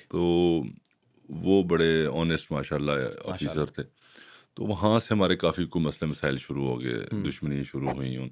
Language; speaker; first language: Urdu; non-native, local second language; Punjabi